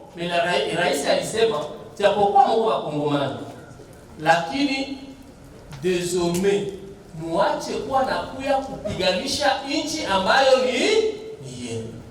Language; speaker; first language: Swahili; native; Swahili